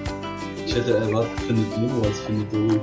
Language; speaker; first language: German; native; German